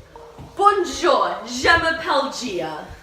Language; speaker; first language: French; non-native, learner; English